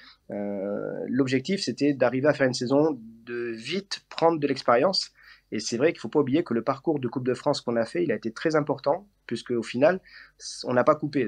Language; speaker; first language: French; native; French